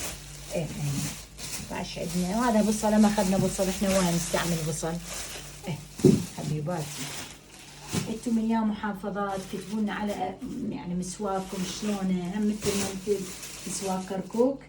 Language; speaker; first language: Arabic; native; Arabic